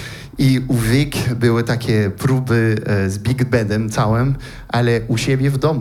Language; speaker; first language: Polish; early bilingual, heritage; Polish